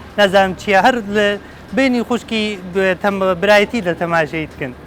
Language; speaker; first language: Central Kurdish; non-native, local second language; Kurdish